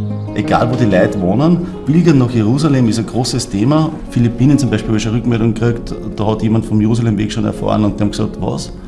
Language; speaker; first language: German; native; German